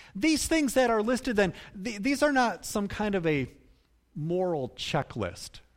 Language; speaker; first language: English; native; English